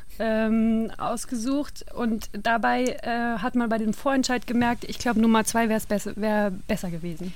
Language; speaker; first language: German; native; German